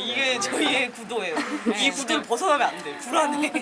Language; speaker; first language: Korean; native; Korean